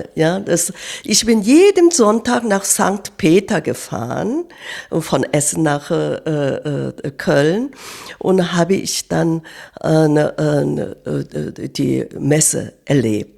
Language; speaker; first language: German; non-native, fluent; Korean